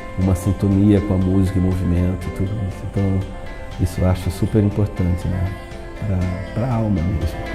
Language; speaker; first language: Portuguese; native; Portuguese